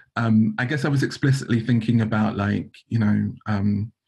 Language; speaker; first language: English; native; English